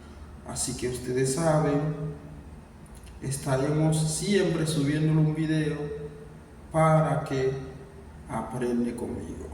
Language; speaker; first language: Spanish; non-native, learner; Haitian Creole